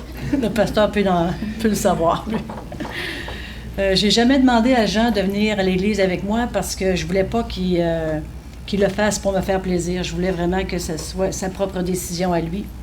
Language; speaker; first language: French; native; French